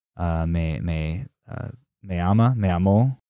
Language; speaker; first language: Spanish; non-native, learner; English